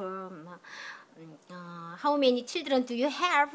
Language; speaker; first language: English; non-native, learner; Korean